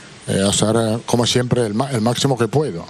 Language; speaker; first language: Portuguese; non-native, fluent; Italian